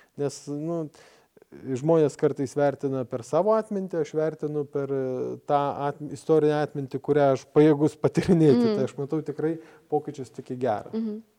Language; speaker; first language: Lithuanian; non-native, fluent; Swedish